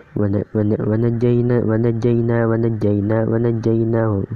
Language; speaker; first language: Arabic; non-native, learner; Indonesian